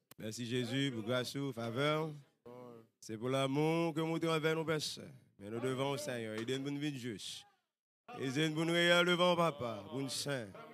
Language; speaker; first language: French; native; French